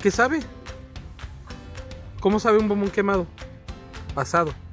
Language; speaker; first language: Spanish; native; Spanish